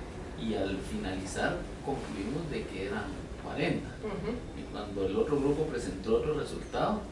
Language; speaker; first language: Spanish; native; Spanish